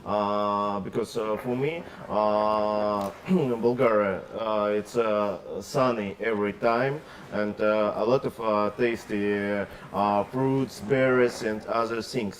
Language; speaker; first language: English; non-native, learner; Russian